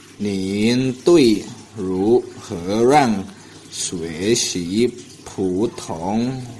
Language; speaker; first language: Chinese; non-native, learner; Indonesian